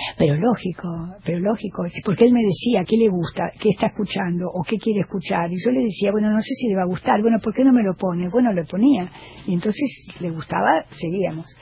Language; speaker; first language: Spanish; native; Spanish